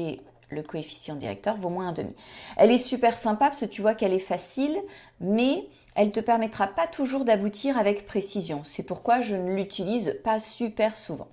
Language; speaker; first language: French; native; French